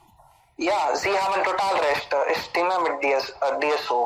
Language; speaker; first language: German; non-native, learner; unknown